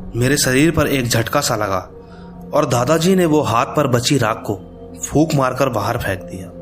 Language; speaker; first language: Hindi; native; Hindi